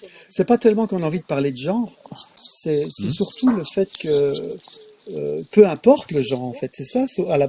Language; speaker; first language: French; native; French